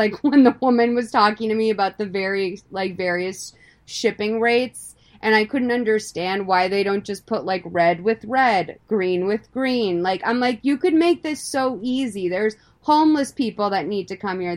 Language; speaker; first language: English; native; English